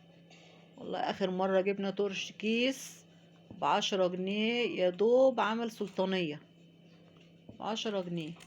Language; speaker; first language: Arabic; native; Arabic